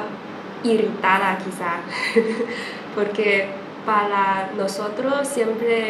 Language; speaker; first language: Spanish; non-native, fluent; Chinese